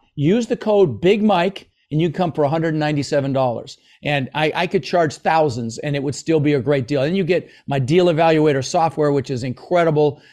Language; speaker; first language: English; early bilingual, other home language; Dutch